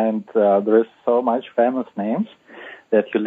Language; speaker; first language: English; non-native, fluent; Uzbek